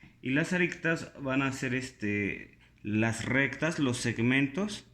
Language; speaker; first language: Spanish; native; Spanish